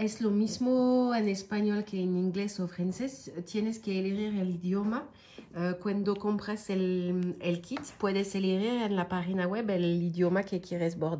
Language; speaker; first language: Spanish; non-native, fluent; French